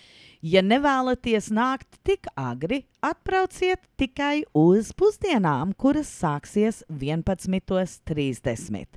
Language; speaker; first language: Latvian; early bilingual, heritage; Latvian